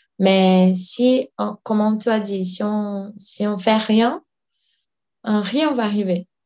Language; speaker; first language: French; non-native, learner; Portuguese